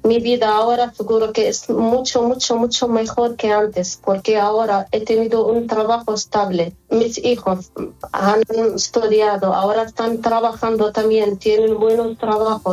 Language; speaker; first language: Spanish; non-native, learner; Arabic